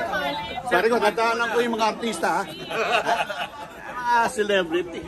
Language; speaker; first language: Filipino; native; Filipino